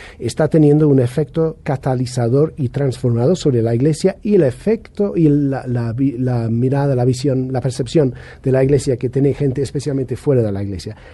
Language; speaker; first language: Spanish; non-native, fluent; English